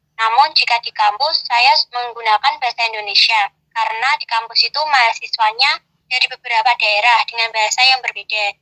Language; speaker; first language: Indonesian; non-native, local second language; Javanese